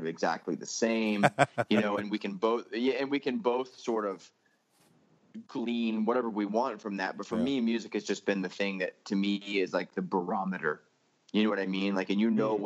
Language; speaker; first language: English; native; English